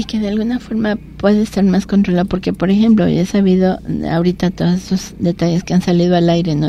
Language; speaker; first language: Spanish; native; Spanish